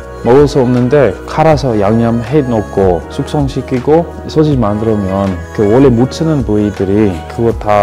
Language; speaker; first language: Korean; non-native, fluent; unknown